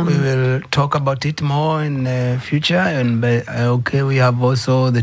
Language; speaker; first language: English; non-native, fluent; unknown